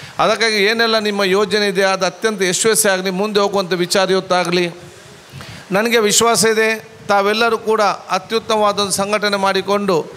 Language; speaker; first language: Kannada; non-native, local second language; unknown